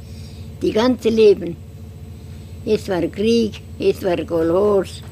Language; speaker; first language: German; non-native, learner; Estonian